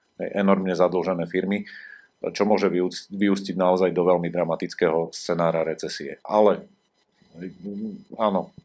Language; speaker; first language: Slovak; native; Slovak